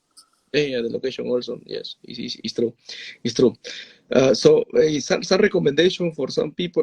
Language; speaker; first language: English; non-native, learner; Spanish